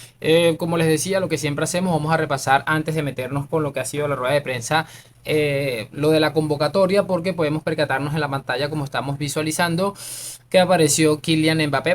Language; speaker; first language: Spanish; native; Spanish